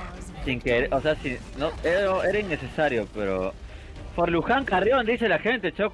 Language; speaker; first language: Spanish; native; Spanish